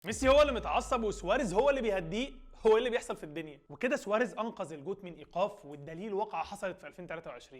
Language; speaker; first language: Arabic; native; Arabic